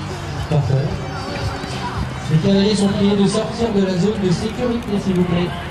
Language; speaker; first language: French; native; French